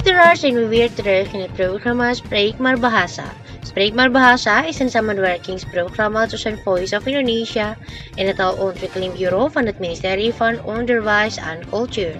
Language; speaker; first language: Dutch; non-native, learner; Indonesian